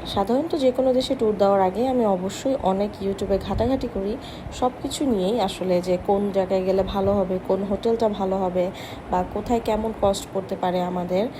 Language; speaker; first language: Bangla; native; Bangla